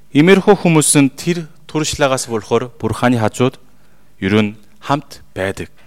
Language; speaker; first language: Mongolian; non-native, fluent; Korean